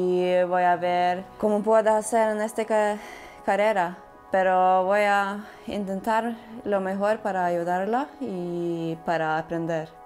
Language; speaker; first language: Spanish; non-native, learner; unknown